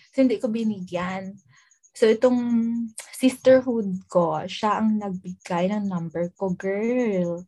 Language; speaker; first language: Filipino; non-native, local second language; Hiligaynon